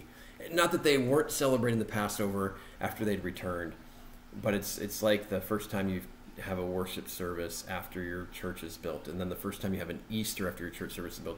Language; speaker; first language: English; native; English